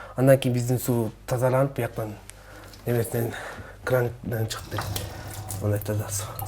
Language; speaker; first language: Kyrgyz; early bilingual, heritage; Kyrgyz